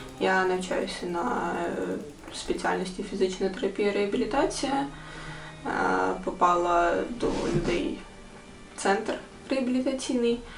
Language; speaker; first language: Ukrainian; native; Ukrainian